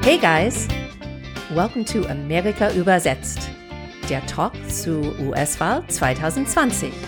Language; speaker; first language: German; non-native, learner; English